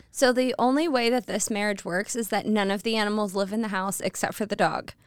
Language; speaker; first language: English; native; English